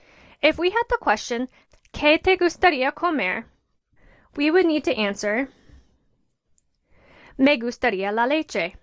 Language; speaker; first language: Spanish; non-native, fluent; English